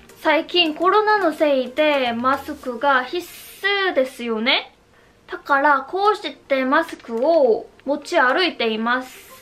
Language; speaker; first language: Japanese; non-native, learner; Korean